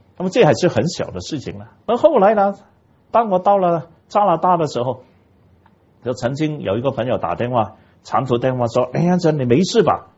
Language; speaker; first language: Chinese; non-native, local second language; Cantonese